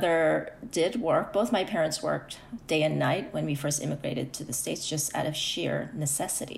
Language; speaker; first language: English; early bilingual, other home language; Korean